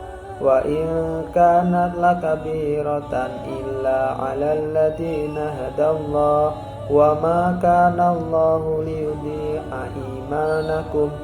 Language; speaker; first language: Arabic; non-native, learner; Indonesian